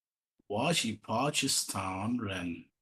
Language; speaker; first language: Chinese; non-native, learner; Urdu